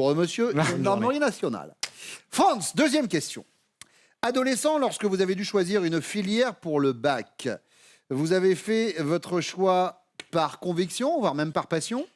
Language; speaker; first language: French; native; French